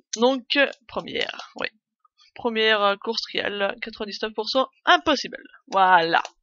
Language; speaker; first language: French; native; French